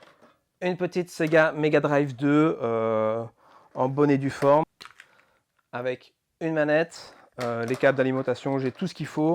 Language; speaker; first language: French; native; French